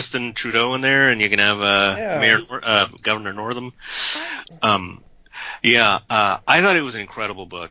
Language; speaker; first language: English; native; English